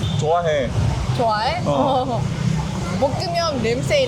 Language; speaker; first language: Korean; non-native, learner; Vietnamese